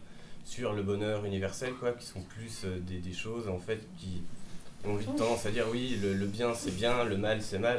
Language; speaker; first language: French; native; French